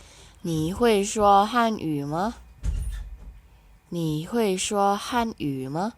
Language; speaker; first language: Chinese; non-native, learner; Indonesian